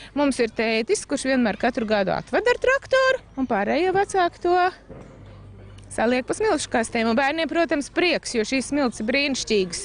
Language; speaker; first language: Latvian; native; Latvian